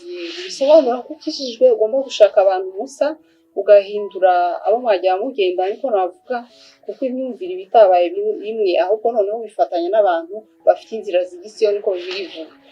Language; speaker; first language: Kinyarwanda; native; Kinyarwanda